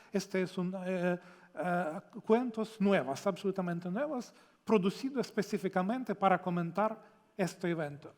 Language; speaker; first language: Spanish; non-native, fluent; Ukrainian